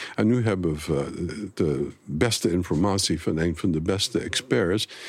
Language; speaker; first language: Dutch; non-native, fluent; English